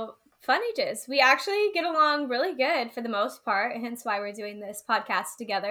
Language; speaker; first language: English; native; English